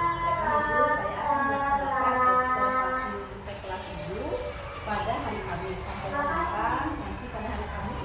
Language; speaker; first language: Indonesian; native; Indonesian